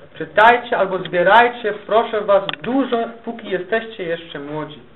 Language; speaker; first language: Polish; native; Polish